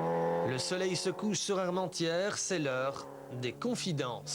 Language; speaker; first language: French; native; French